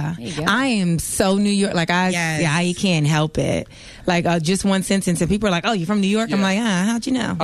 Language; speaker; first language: English; native; English